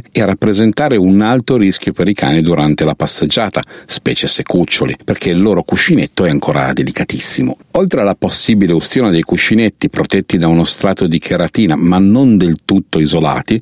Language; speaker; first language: Italian; native; Italian